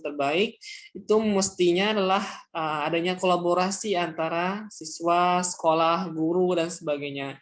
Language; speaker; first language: Indonesian; non-native, local second language; Minangkabau